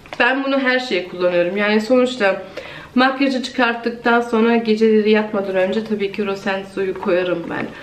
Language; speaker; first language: Turkish; early bilingual, heritage; Turkish